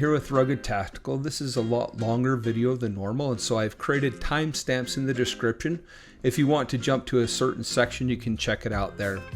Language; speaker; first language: English; native; English